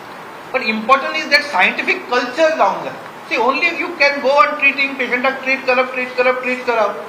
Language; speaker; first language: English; non-native, local second language; Konkani